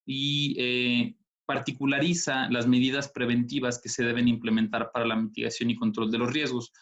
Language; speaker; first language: Spanish; native; Spanish